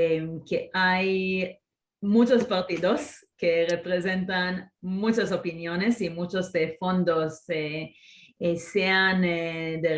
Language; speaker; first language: Spanish; non-native, fluent; Hebrew